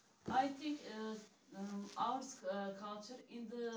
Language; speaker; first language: English; non-native, learner; Turkish